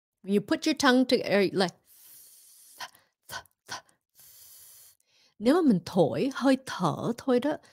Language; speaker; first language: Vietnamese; early bilingual, heritage; Vietnamese